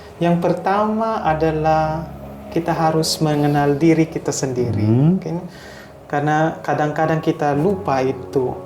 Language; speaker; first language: Indonesian; non-native, fluent; Hiligaynon